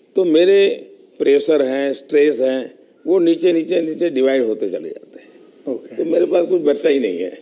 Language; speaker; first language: Hindi; non-native, local second language; Gujarati